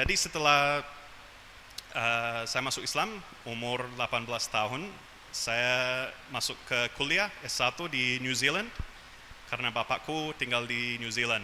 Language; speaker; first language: Indonesian; non-native, fluent; English